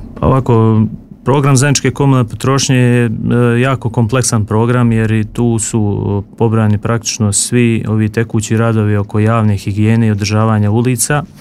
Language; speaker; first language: Croatian; native; Croatian